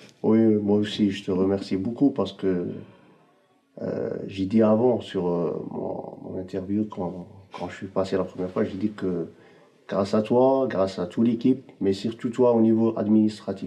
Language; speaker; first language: French; non-native, fluent; Arabic